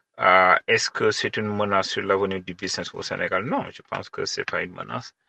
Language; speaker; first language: French; non-native, local second language; Wolof